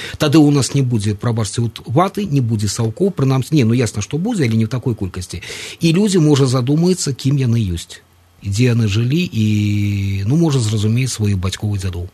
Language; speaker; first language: Belarusian; non-native, local second language; Russian